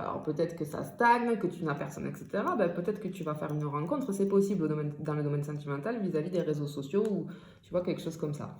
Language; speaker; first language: French; native; French